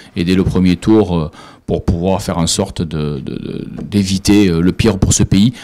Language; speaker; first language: French; native; French